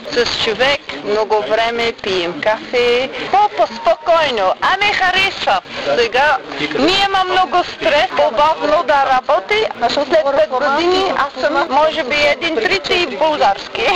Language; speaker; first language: Bulgarian; non-native, learner; Dutch